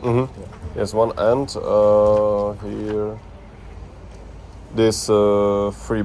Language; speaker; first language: English; non-native, learner; Czech